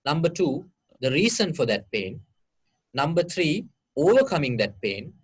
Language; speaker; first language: English; non-native, local second language; Sinhala